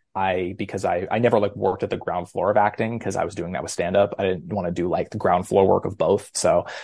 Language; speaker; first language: English; native; English